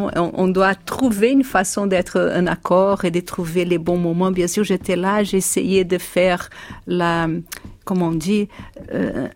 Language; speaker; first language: French; non-native, fluent; Portuguese